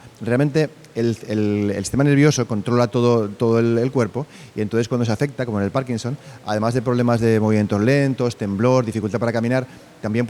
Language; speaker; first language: Spanish; native; Spanish